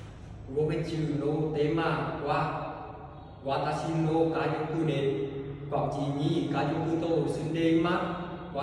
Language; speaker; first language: Japanese; non-native, learner; Vietnamese